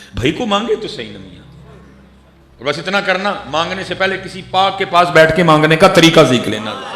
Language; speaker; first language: Urdu; non-native, local second language; Punjabi